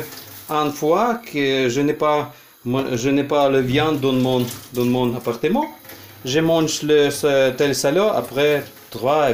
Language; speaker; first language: French; non-native, learner; Ukrainian